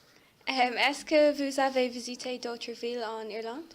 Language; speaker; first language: French; non-native, learner; English